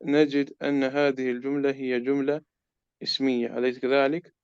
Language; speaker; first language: Arabic; non-native, fluent; Urdu